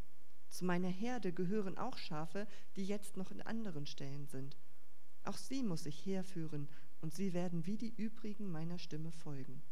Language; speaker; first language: German; native; German